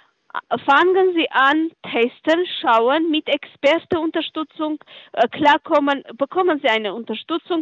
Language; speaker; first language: German; non-native, learner; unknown